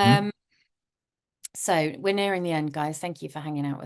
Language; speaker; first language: English; native; English